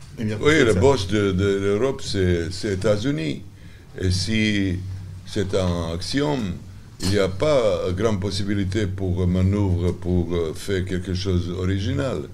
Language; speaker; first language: French; non-native, learner; Serbian